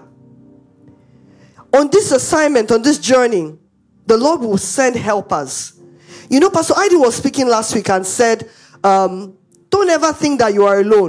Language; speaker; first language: English; non-native, local second language; Igbo